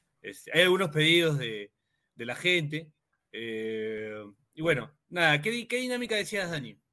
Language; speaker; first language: Spanish; native; Spanish